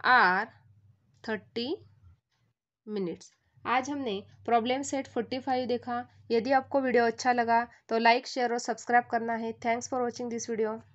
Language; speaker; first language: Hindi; non-native, local second language; Marathi